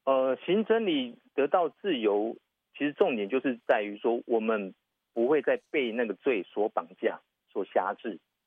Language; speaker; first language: Chinese; native; Chinese